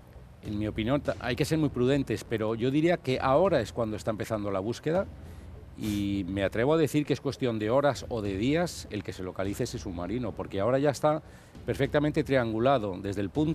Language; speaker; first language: Spanish; native; Spanish